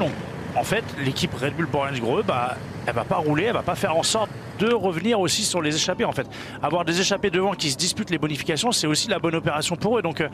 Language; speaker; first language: French; native; French